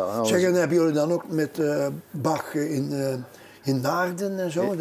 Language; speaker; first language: Dutch; native; Dutch